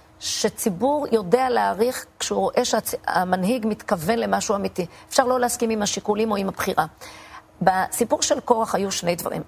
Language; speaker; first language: Hebrew; native; Hebrew